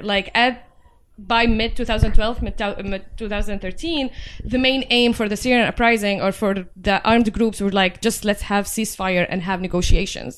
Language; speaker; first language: English; non-native, fluent; Arabic